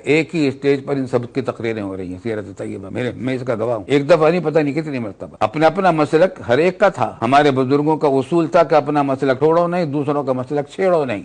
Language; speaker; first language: Urdu; native; Urdu